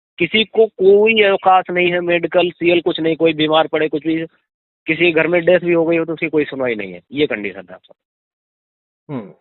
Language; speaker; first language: Hindi; native; Hindi